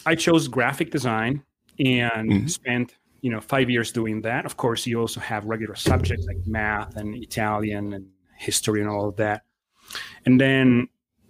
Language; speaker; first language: English; non-native, fluent; Italian